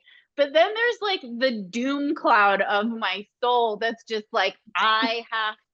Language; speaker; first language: English; native; English